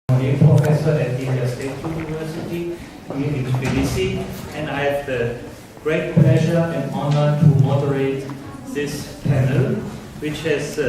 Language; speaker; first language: English; non-native, fluent; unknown